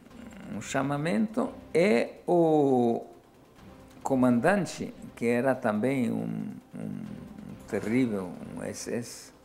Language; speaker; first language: Portuguese; non-native, fluent; Polish